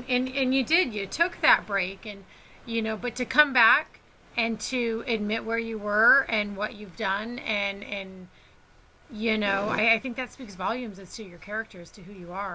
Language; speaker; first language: English; native; English